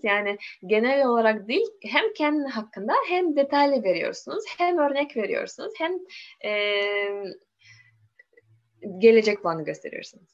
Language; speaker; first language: Turkish; non-native, learner; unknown